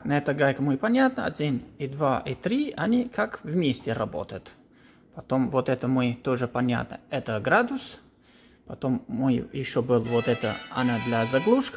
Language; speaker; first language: Russian; non-native, learner; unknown